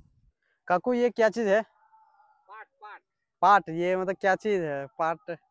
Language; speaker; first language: Hindi; native; Hindi